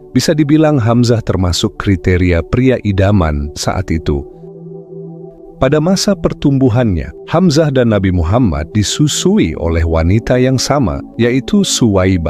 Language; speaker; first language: Indonesian; native; Indonesian